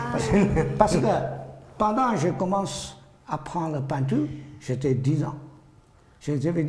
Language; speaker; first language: French; non-native, learner; Chinese